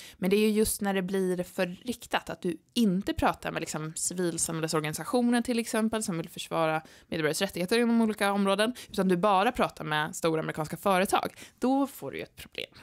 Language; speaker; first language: Swedish; native; Swedish